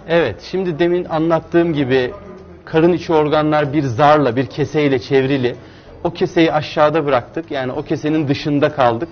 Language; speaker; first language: Turkish; native; Turkish